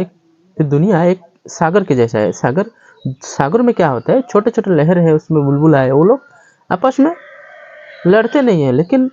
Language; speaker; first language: Hindi; non-native, local second language; Bangla